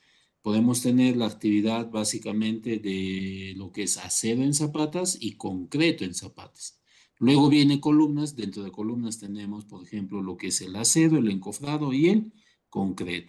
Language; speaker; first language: Spanish; native; Spanish